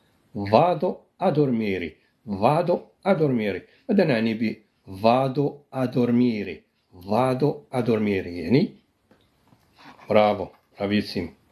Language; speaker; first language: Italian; non-native, fluent; Arabic